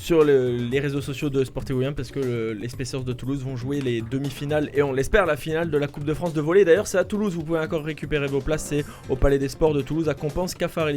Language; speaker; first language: French; native; French